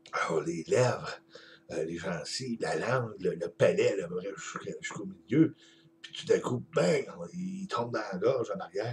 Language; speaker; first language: French; native; French